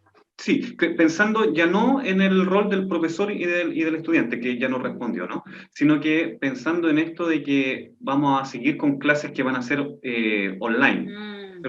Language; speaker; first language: Spanish; native; Spanish